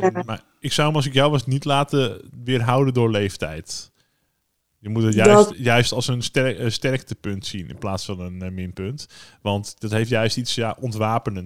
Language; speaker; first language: Dutch; native; Dutch